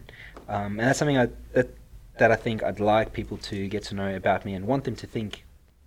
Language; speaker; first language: English; native; English